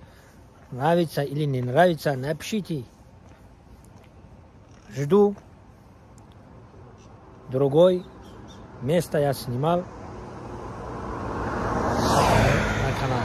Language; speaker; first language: Russian; non-native, learner; Tajik